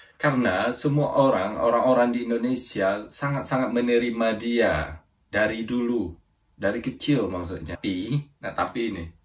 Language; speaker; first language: Indonesian; native; Indonesian